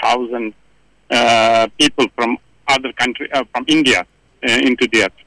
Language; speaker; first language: English; non-native, local second language; Kashmiri